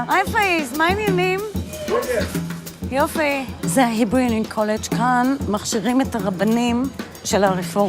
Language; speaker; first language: Hebrew; native; Hebrew